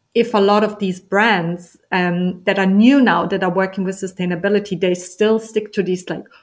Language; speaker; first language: English; non-native, fluent; German